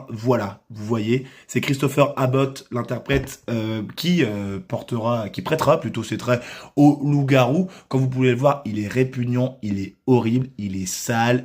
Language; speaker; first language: French; native; French